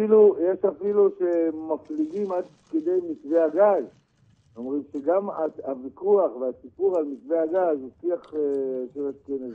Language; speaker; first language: Hebrew; native; Hebrew